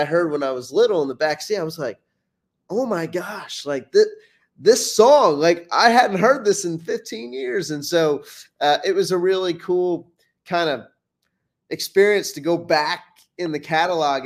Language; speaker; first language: English; native; English